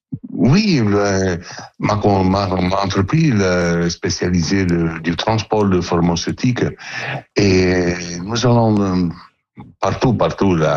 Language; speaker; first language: French; non-native, learner; Italian